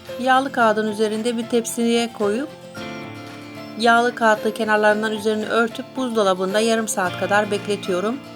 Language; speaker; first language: Turkish; native; Turkish